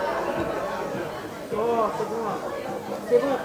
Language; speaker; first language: French; non-native, learner; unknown